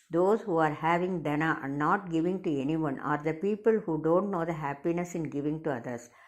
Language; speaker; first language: English; non-native, local second language; Tamil